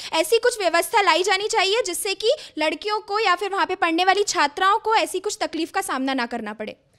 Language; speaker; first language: Hindi; native; Hindi